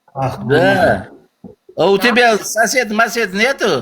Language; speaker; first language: Russian; non-native, learner; Uzbek